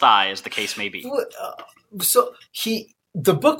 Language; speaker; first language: English; native; English